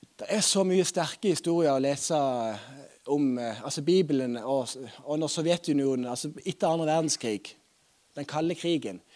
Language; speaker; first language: Norwegian; native; Norwegian